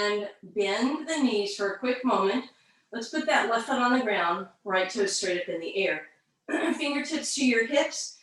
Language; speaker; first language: English; native; English